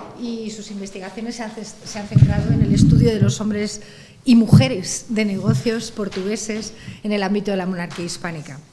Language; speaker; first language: Spanish; native; Spanish